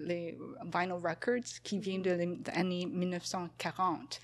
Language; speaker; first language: French; non-native, fluent; English